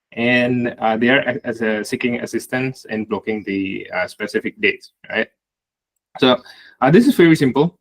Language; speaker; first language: English; non-native, fluent; Indonesian